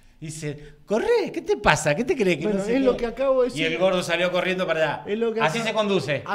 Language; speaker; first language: Spanish; native; Spanish